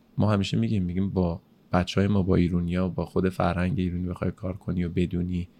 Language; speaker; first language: Persian; native; Persian